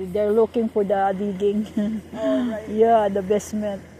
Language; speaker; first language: English; non-native, local second language; Cebuano